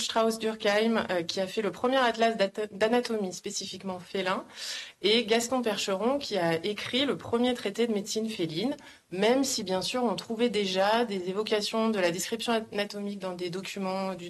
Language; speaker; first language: French; native; French